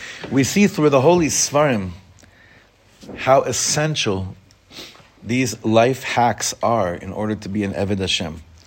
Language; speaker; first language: English; native; English